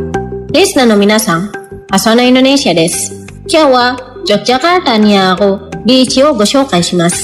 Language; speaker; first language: Japanese; non-native, fluent; Indonesian